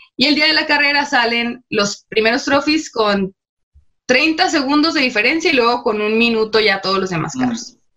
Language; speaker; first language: Spanish; native; Spanish